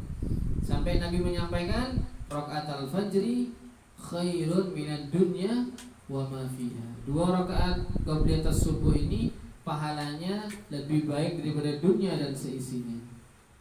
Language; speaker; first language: Indonesian; non-native, local second language; Javanese